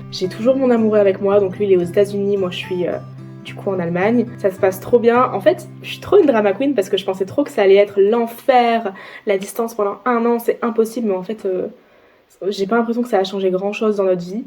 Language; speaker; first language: French; native; French